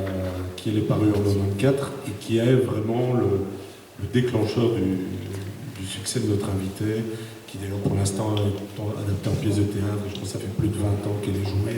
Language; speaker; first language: French; native; French